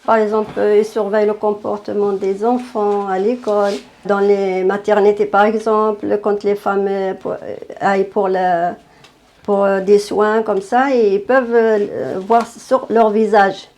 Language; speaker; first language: French; non-native, fluent; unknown